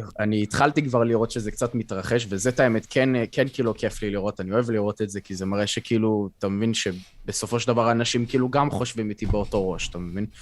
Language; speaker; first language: Hebrew; native; Hebrew